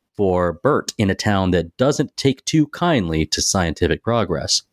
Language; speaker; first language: English; native; English